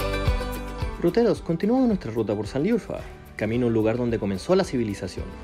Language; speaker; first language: Spanish; native; Spanish